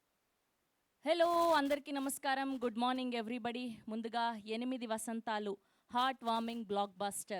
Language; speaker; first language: Telugu; native; Telugu